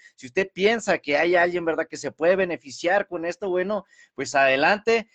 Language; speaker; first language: Spanish; early bilingual, heritage; Spanish